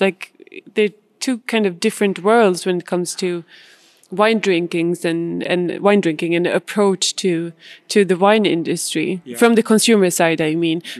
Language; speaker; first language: English; non-native, fluent; Swedish